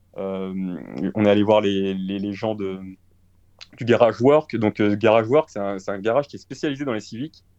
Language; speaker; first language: French; early bilingual, other home language; Portuguese